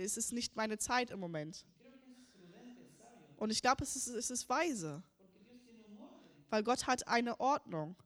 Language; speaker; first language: German; early bilingual, heritage; German